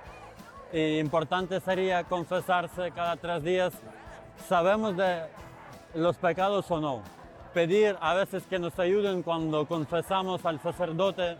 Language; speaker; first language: Spanish; non-native, fluent; Ukrainian